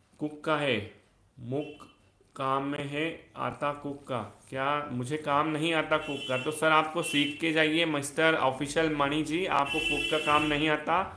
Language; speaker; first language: Hindi; native; Hindi